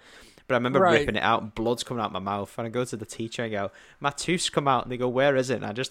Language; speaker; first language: English; native; English